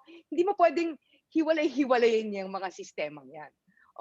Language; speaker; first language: Filipino; native; Filipino